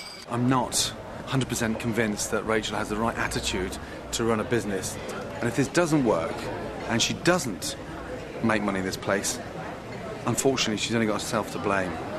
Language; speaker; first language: English; native; English